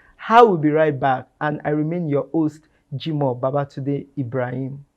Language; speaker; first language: English; non-native, local second language; Yoruba